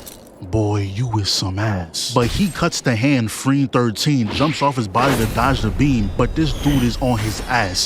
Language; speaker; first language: English; native; English